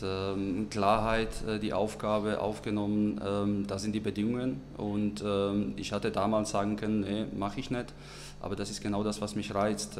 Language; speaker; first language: German; non-native, fluent; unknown